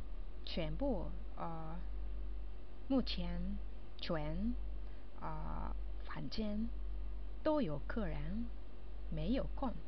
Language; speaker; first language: Chinese; non-native, learner; Japanese